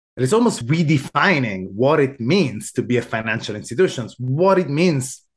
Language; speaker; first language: English; non-native, fluent; Italian